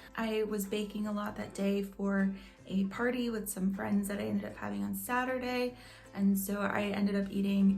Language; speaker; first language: English; native; English